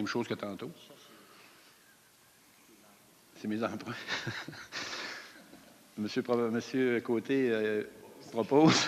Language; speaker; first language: French; native; French